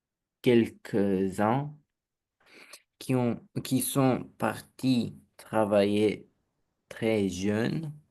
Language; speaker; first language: French; non-native, learner; Romanian